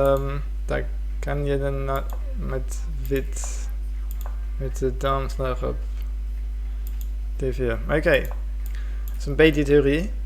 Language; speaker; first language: Dutch; non-native, fluent; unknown